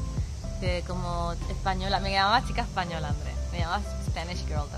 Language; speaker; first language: Spanish; native; Spanish